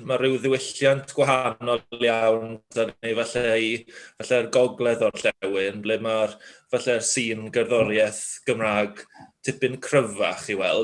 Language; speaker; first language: Welsh; native; Welsh